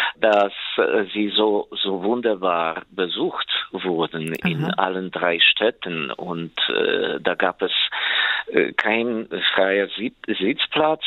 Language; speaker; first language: German; non-native, fluent; Ukrainian